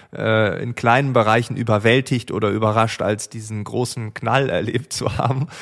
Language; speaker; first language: German; native; German